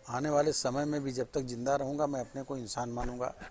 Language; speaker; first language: Hindi; native; Hindi